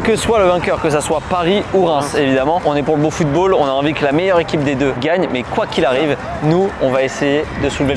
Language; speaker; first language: French; native; French